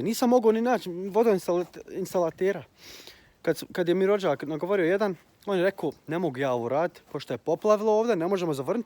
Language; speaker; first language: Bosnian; early bilingual, heritage; Croatian